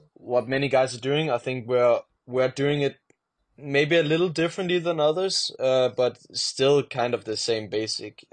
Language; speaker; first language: English; non-native, fluent; Danish